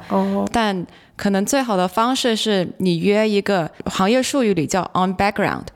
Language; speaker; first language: Chinese; non-native, local second language; Cantonese